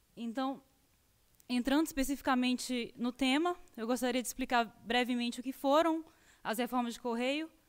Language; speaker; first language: Portuguese; native; Portuguese